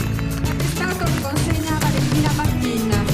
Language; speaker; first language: Italian; native; Italian